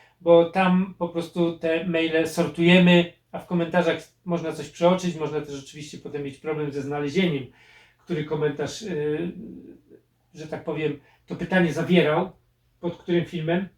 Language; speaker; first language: Polish; native; Polish